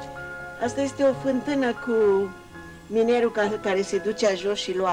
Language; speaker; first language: Romanian; non-native, local second language; Hungarian